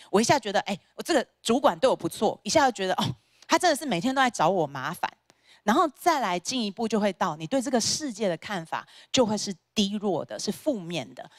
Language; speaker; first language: Chinese; native; Chinese